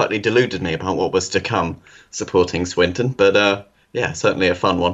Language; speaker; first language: English; native; English